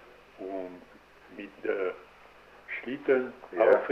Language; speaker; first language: German; non-native, learner; French